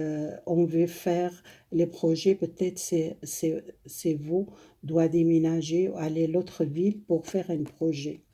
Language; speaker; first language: French; non-native, fluent; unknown